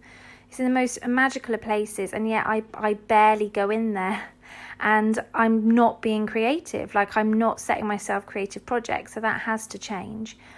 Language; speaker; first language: English; native; English